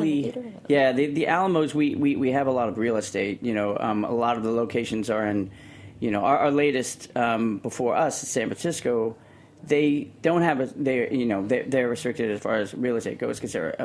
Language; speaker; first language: English; native; English